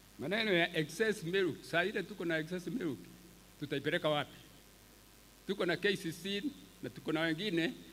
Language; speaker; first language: Swahili; non-native, local second language; Meru